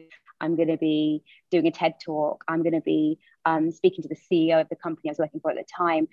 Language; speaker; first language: English; native; English